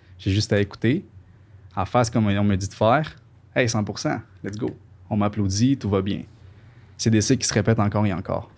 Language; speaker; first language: French; early bilingual, other home language; Spanish